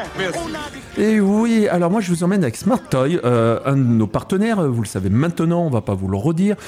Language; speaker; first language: French; native; French